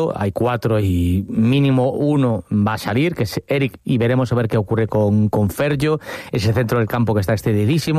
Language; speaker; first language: Spanish; native; Spanish